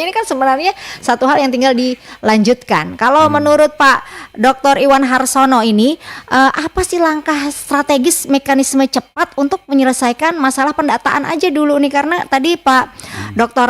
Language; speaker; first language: Indonesian; native; Indonesian